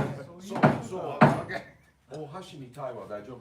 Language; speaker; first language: Japanese; non-native, learner; English